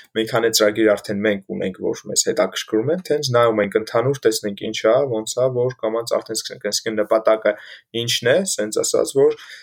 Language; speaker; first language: Armenian; native; Armenian